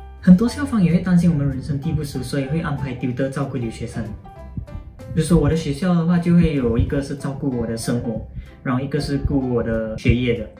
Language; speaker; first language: Chinese; native; Chinese